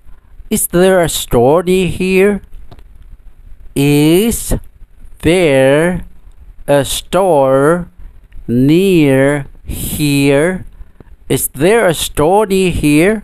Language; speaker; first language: English; non-native, fluent; Indonesian